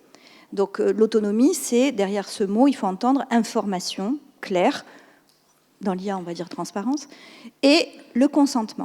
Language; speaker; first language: French; native; French